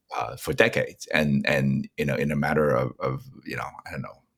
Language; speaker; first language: English; non-native, fluent; Chinese